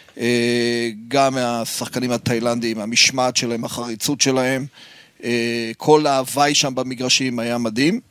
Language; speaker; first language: Hebrew; native; Hebrew